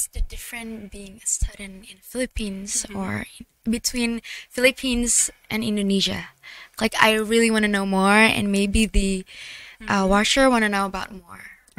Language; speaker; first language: English; non-native, learner; Indonesian